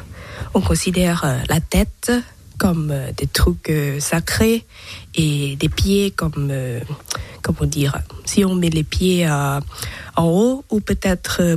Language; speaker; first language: French; non-native, learner; Thai